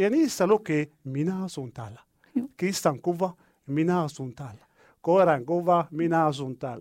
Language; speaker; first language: Finnish; non-native, fluent; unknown